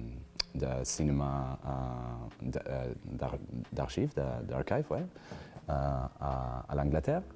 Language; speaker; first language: French; non-native, learner; Spanish